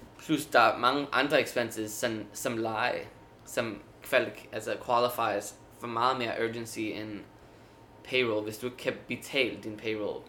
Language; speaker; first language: Danish; early bilingual, heritage; Danish